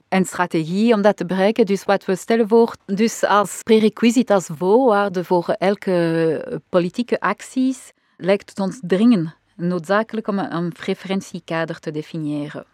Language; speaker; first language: Dutch; non-native, local second language; French